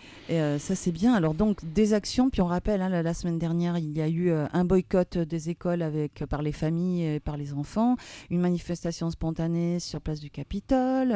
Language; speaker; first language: French; native; French